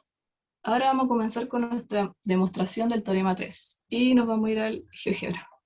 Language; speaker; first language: Spanish; native; Spanish